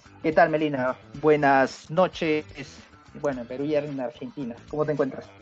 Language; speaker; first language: Spanish; native; Spanish